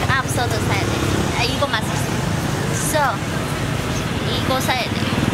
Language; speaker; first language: Korean; non-native, learner; Vietnamese